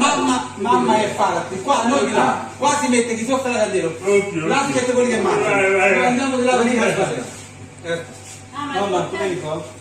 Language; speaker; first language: Italian; native; Italian